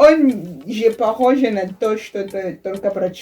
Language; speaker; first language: Russian; non-native, fluent; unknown